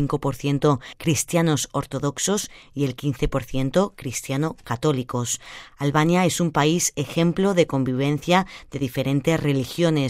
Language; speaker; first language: Spanish; native; Spanish